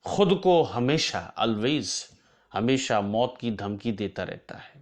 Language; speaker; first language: Hindi; non-native, local second language; Assamese